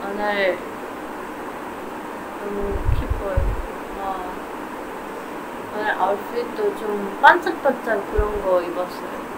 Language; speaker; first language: Korean; non-native, learner; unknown